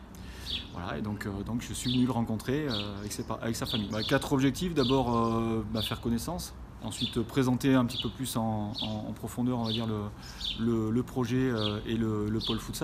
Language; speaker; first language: French; native; French